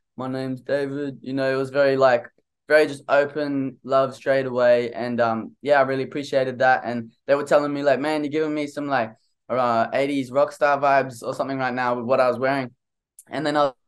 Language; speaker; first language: English; native; English